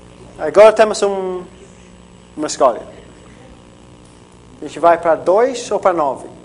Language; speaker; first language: Portuguese; non-native, fluent; English